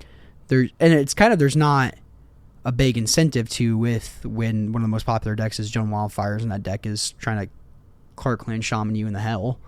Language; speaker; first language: English; native; English